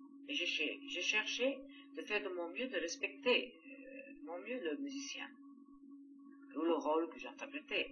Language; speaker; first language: French; non-native, fluent; Greek